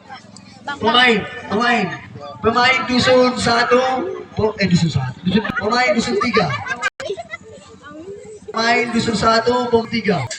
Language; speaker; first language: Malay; non-native, local second language; Batak Toba